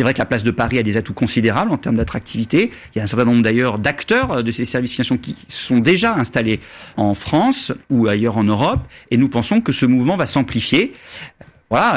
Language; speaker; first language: French; native; French